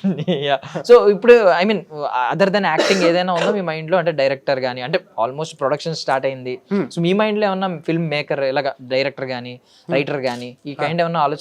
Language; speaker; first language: Telugu; native; Telugu